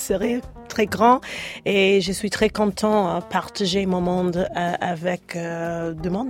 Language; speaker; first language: French; non-native, learner; English